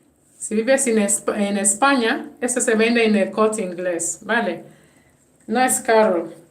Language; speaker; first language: Spanish; non-native, fluent; English